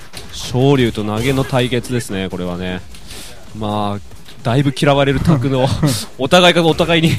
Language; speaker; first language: Japanese; native; Japanese